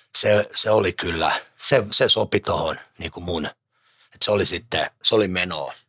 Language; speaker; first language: Finnish; native; Finnish